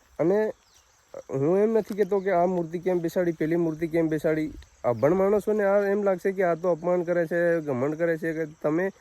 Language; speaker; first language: Gujarati; native; Gujarati